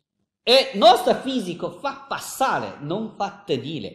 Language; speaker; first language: Italian; non-native, learner; Chinese